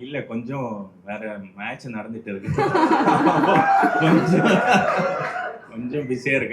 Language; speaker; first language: Tamil; non-native, local second language; Malayalam